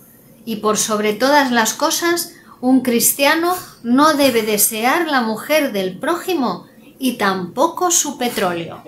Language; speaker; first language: Spanish; native; Spanish